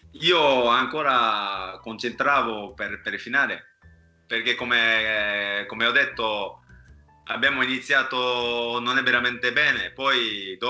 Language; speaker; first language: Italian; non-native, fluent; Japanese